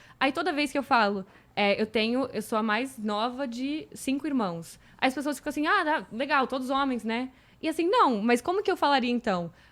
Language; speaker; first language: Portuguese; native; Portuguese